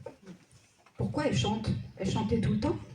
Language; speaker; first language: French; native; French